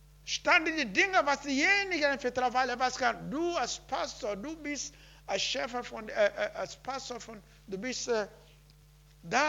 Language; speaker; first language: German; non-native, learner; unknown